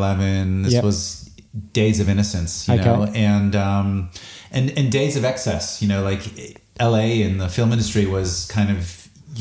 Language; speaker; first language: English; native; English